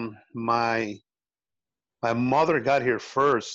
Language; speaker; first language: English; early bilingual, other home language; Spanish